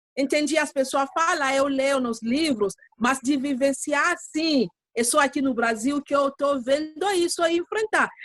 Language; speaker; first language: Portuguese; non-native, learner; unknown